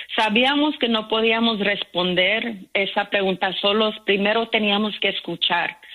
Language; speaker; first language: Spanish; early bilingual, heritage; Spanish